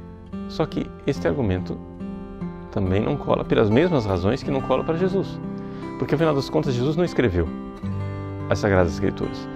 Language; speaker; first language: Portuguese; native; Portuguese